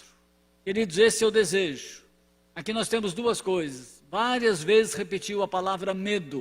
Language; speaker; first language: Portuguese; native; Portuguese